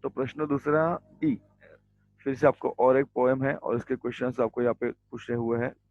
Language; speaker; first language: Hindi; non-native, local second language; Marathi